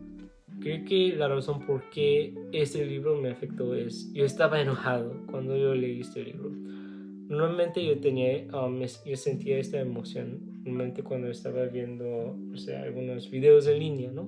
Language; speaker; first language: Spanish; non-native, learner; English